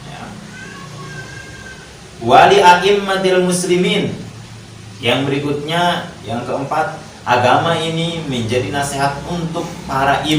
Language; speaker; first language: Indonesian; native; Indonesian